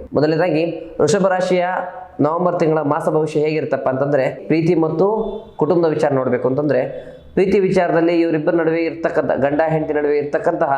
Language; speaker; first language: Kannada; native; Kannada